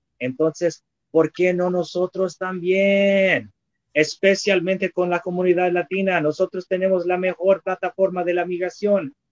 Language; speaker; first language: Spanish; non-native, fluent; English